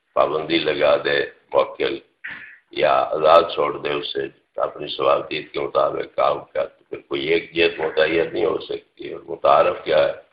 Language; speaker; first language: Urdu; non-native, local second language; Punjabi